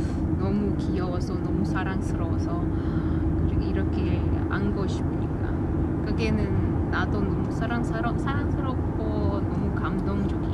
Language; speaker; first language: Korean; non-native, learner; Russian